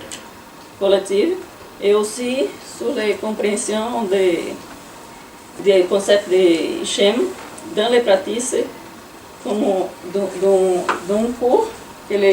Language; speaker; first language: French; non-native, learner; Portuguese